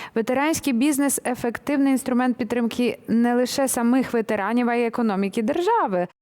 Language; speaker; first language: Ukrainian; native; Ukrainian